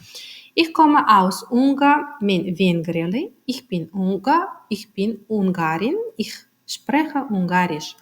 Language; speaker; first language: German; non-native, fluent; Turkmen